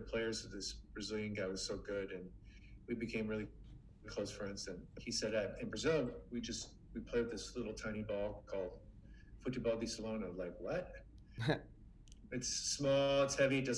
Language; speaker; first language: English; native; English